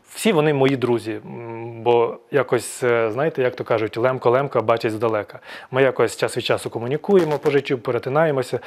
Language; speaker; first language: Ukrainian; native; Ukrainian